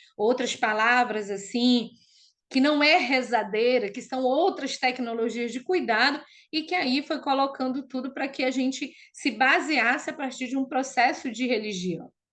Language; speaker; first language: Portuguese; non-native, local second language; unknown